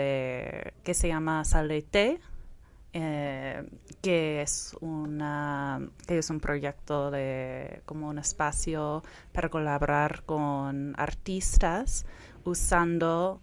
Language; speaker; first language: Spanish; non-native, fluent; English